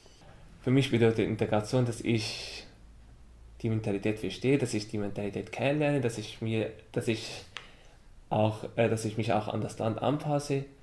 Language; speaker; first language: German; early bilingual, other home language; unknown